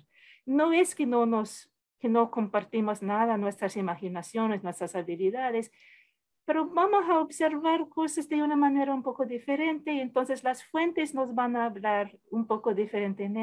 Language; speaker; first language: Spanish; non-native, fluent; English